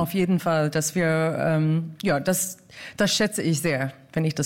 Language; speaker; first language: German; non-native, fluent; English